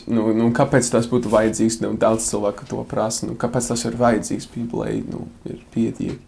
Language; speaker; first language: Latvian; non-native, fluent; English